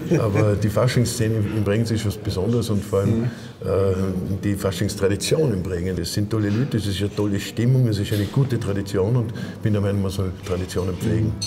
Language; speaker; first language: German; native; German